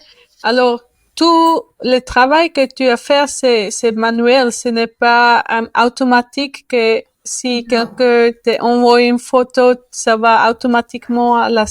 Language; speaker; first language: French; non-native, learner; Spanish